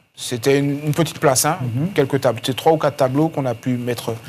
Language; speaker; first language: French; native; French